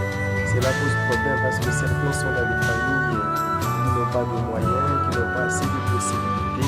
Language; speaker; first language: French; non-native, fluent; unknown